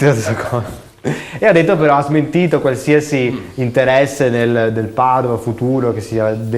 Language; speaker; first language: Italian; native; Italian